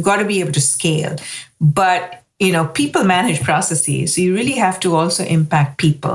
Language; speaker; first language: English; non-native, local second language; Hindi